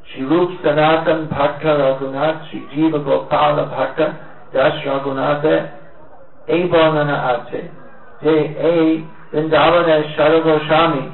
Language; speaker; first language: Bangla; non-native, fluent; English